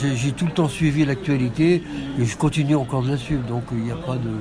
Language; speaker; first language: French; native; French